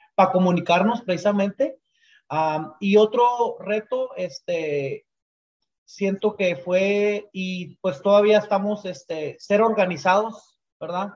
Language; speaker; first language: Spanish; native; Spanish